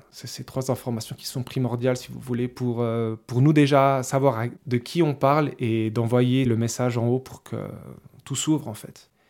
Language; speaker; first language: French; early bilingual, other home language; Spanish